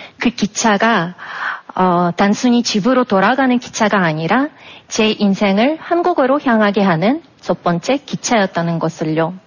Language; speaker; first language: Korean; non-native, fluent; Russian